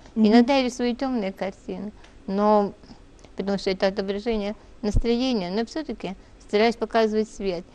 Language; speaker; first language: Russian; native; Russian